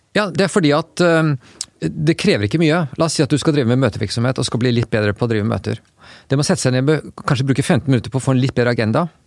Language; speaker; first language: Norwegian; native; Norwegian